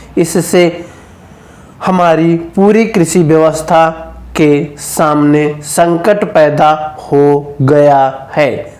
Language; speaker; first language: Hindi; native; Hindi